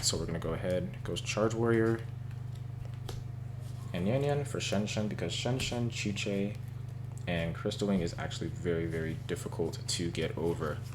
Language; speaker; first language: English; native; English